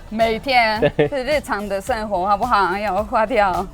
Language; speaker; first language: Chinese; non-native, learner; Polish